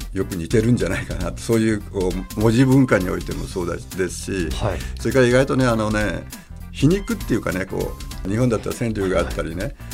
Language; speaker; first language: Japanese; native; Japanese